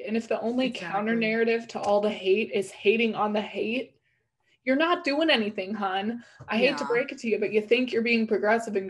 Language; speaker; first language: English; native; English